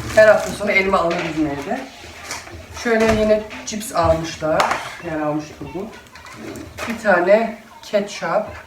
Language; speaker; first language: Turkish; early bilingual, heritage; Turkish